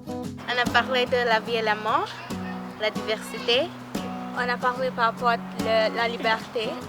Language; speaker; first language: French; non-native, learner; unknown